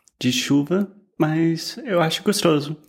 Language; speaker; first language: Portuguese; non-native, fluent; English